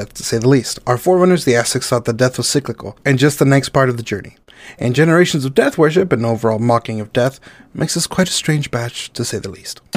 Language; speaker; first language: English; non-native, fluent; Spanish